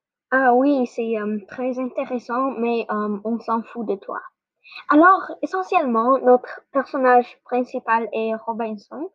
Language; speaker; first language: French; non-native, learner; English